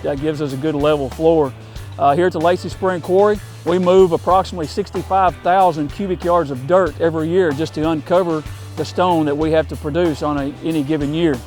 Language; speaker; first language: English; native; English